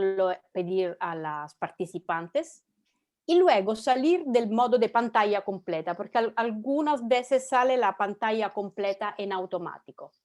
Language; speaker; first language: Spanish; non-native, fluent; Italian